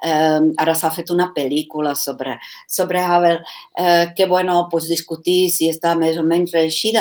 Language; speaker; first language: Catalan; non-native, fluent; Czech